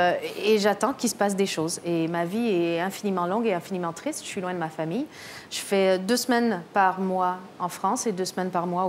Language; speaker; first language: French; native; French